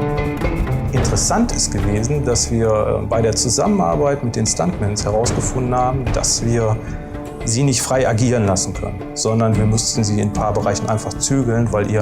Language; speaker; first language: German; native; German